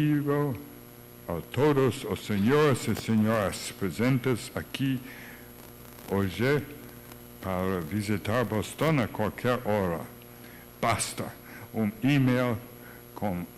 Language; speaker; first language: Portuguese; non-native, learner; English